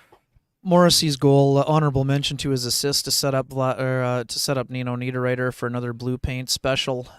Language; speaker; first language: English; native; English